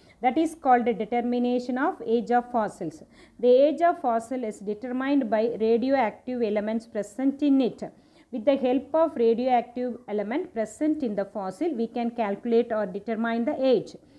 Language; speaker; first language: English; non-native, local second language; Tamil